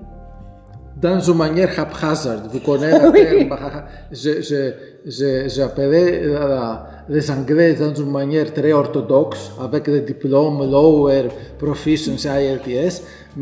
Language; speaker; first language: French; non-native, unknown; Greek